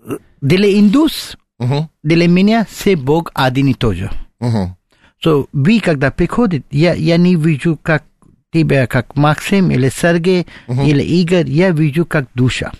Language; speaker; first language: Russian; non-native, learner; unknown